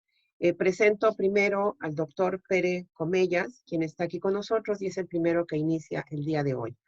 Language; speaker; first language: Spanish; native; Spanish